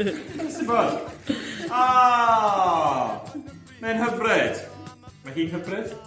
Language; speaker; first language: Welsh; non-native, learner; English